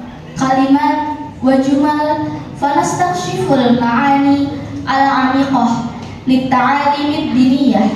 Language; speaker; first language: Arabic; non-native, learner; Indonesian